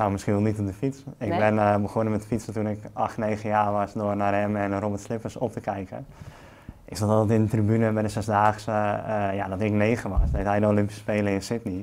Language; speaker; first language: Dutch; native; Dutch